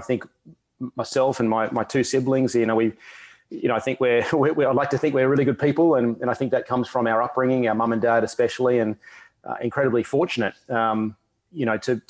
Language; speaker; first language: English; native; English